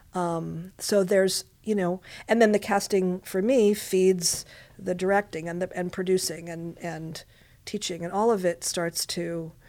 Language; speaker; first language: English; native; English